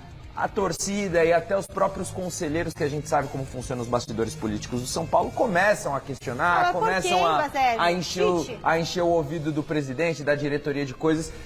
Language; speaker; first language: Portuguese; native; Portuguese